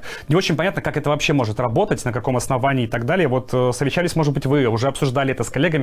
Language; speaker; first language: Russian; native; Russian